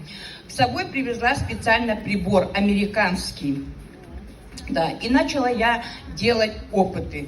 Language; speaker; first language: Russian; native; Russian